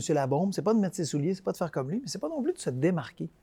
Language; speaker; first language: French; native; French